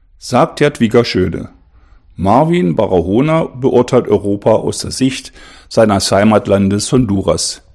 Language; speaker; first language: German; native; German